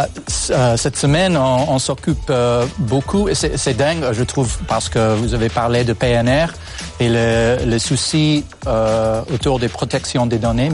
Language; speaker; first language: French; non-native, fluent; English